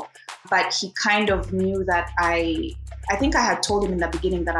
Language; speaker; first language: English; non-native, local second language; Ganda